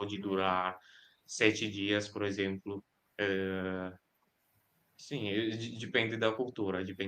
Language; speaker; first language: Portuguese; non-native, fluent; Indonesian